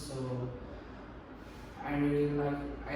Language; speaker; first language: English; non-native, learner; Vietnamese